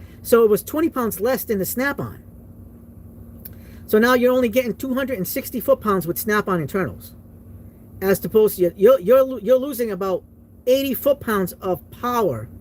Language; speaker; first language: English; native; English